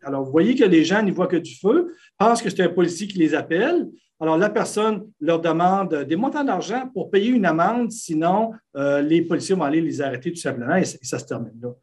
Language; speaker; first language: French; native; French